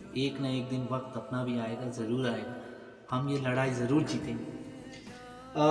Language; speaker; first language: Hindi; non-native, local second language; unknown